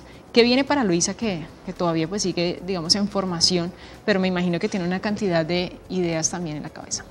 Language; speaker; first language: Spanish; native; Spanish